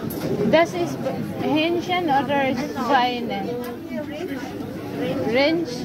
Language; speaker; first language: German; non-native, learner; Filipino